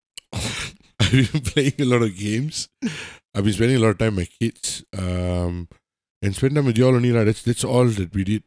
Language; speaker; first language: English; native; English